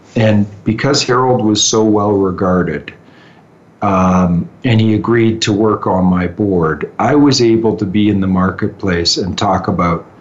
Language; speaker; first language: English; native; English